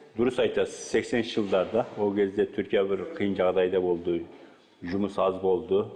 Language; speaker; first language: Kazakh; early bilingual, heritage; Kazakh